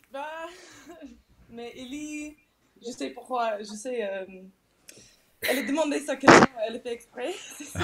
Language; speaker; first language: French; non-native, fluent; English